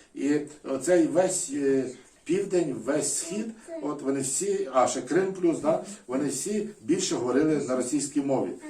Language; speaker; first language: Ukrainian; non-native, local second language; Russian